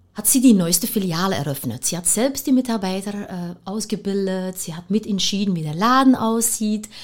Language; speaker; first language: German; non-native, fluent; Dutch